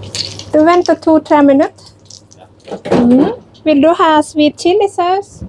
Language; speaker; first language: Norwegian; non-native, learner; Thai